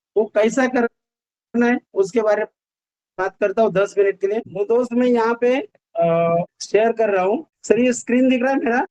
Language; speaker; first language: Hindi; non-native, local second language; Marathi